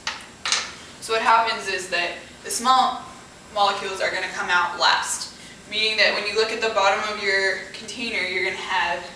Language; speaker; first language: English; native; English